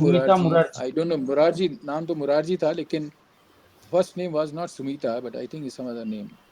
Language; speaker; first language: Hindi; native; Hindi